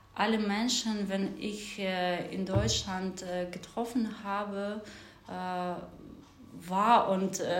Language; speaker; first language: German; non-native, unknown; Ukrainian